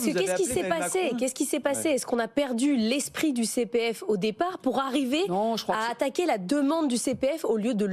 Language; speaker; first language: French; native; French